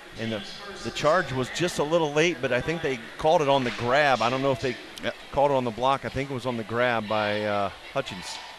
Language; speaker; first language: English; native; English